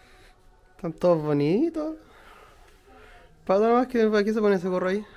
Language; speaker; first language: Spanish; native; Spanish